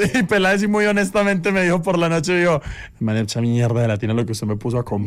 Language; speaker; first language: Spanish; native; Spanish